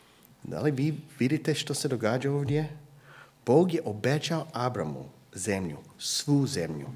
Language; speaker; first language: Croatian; non-native, fluent; English